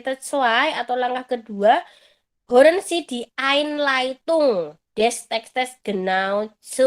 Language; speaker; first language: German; non-native, fluent; Indonesian